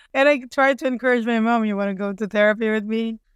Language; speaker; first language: English; non-native, local second language; Filipino